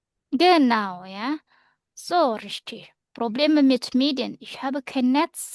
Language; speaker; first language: German; non-native, fluent; Indonesian